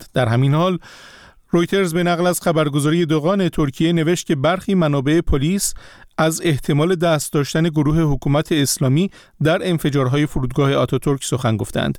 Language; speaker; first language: Persian; native; Persian